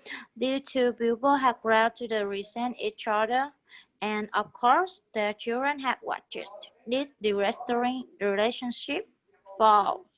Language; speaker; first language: English; non-native, learner; Vietnamese